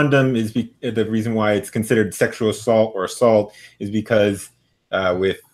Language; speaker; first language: English; native; English